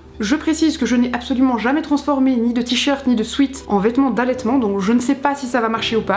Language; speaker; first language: French; native; French